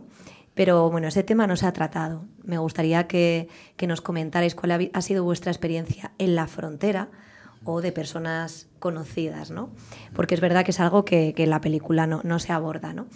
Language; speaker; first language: Spanish; native; Spanish